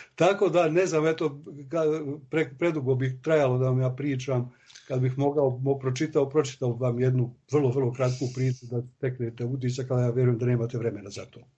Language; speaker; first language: Serbian; native; Serbian